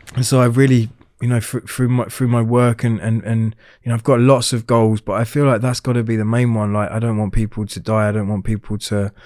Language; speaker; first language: English; native; English